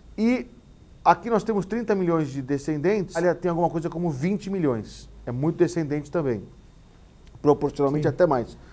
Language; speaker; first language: Portuguese; native; Portuguese